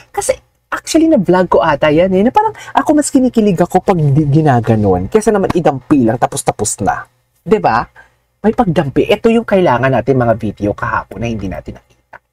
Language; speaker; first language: Filipino; non-native, local second language; Hiligaynon